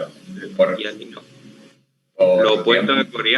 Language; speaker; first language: Spanish; native; Spanish